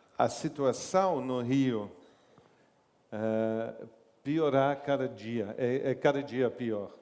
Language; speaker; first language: Portuguese; non-native, learner; English